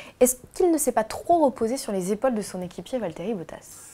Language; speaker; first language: French; native; French